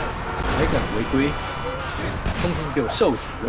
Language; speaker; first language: Chinese; native; Chinese